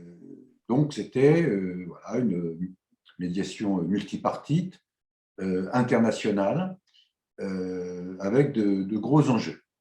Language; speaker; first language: French; native; French